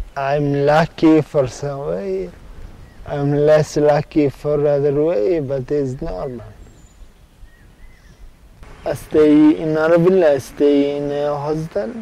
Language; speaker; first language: English; non-native, learner; Italian